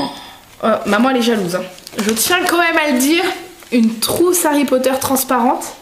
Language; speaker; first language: French; native; French